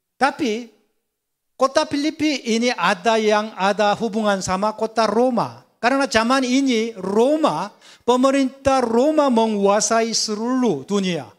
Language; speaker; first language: Indonesian; non-native, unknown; Korean